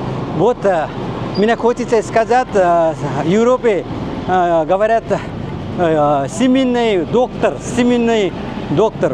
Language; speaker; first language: Russian; non-native, fluent; Nepali